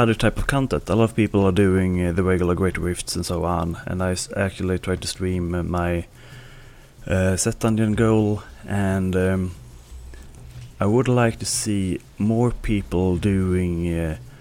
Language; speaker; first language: English; non-native, fluent; Swedish